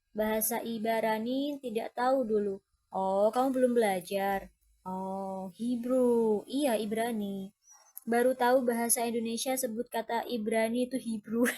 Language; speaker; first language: Indonesian; non-native, fluent; Thai